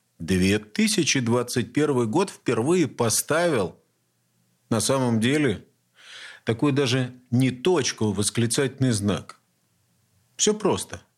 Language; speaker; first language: Russian; native; Russian